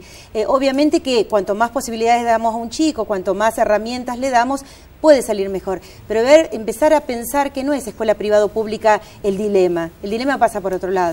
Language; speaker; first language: Spanish; native; Spanish